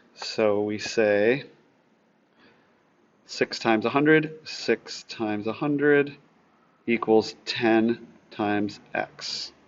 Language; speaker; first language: English; native; English